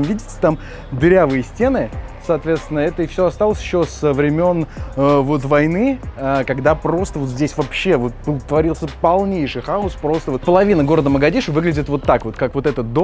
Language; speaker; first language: Russian; native; Russian